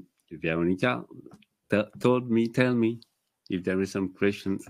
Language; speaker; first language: English; non-native, fluent; French